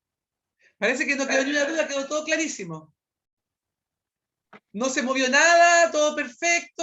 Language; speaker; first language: Spanish; native; Spanish